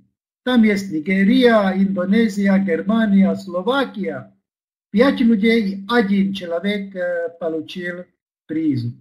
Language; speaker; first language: Russian; non-native, learner; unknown